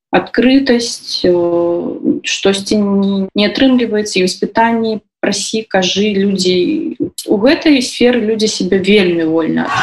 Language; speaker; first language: Belarusian; native; Belarusian